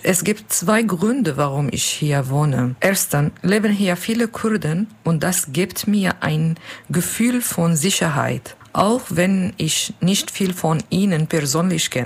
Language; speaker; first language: German; non-native, learner; Kurdish